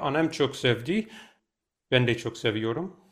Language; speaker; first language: Turkish; non-native, fluent; English